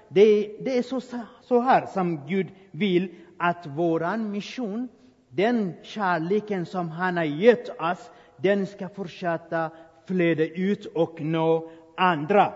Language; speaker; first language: Swedish; non-native, fluent; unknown